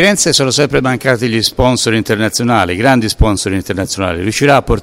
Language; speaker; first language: Italian; native; Italian